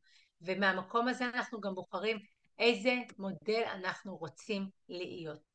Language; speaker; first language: Hebrew; native; Hebrew